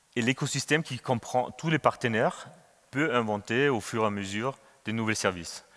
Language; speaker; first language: French; non-native, fluent; German